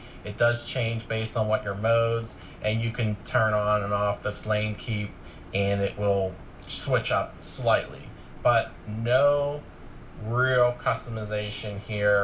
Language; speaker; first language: English; native; English